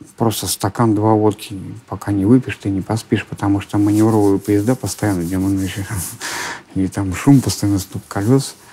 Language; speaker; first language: Russian; native; Russian